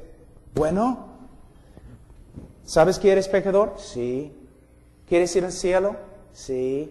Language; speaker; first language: Spanish; non-native, fluent; English